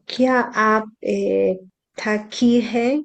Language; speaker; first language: Hindi; non-native, learner; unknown